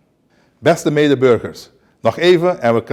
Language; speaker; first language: Dutch; non-native, local second language; Papiamento